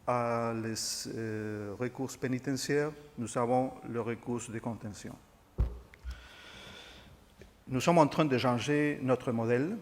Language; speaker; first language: French; non-native, fluent; Spanish